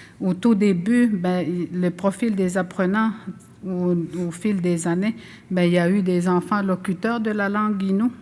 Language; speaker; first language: French; non-native, local second language; Innu-aimun